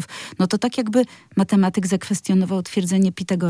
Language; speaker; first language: Polish; native; Polish